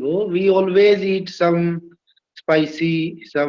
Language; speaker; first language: English; non-native, learner; Hindi